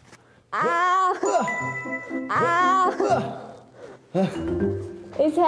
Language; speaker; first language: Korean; non-native, learner; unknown